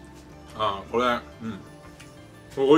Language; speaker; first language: Japanese; native; Japanese